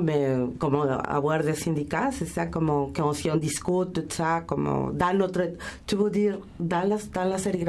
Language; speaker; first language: French; non-native, fluent; Spanish